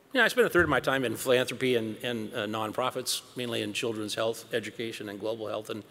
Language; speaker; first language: English; native; English